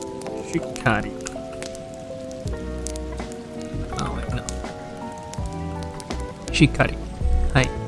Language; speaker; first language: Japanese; non-native, learner; English